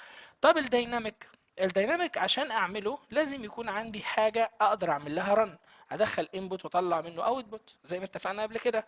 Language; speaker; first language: Arabic; native; Arabic